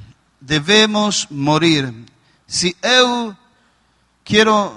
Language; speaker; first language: Portuguese; non-native, learner; Spanish